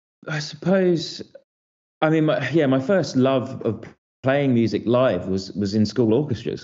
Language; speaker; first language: English; native; English